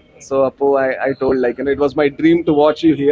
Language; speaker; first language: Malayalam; non-native, learner; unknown